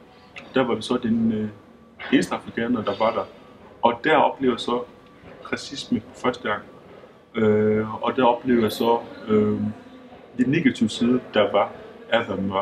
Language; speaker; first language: Danish; early bilingual, other home language; Lingala